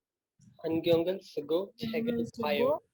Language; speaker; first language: Korean; non-native, learner; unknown